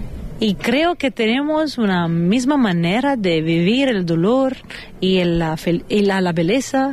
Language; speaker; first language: Spanish; non-native, fluent; Italian